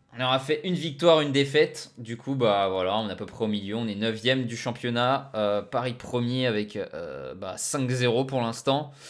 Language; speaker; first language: French; native; French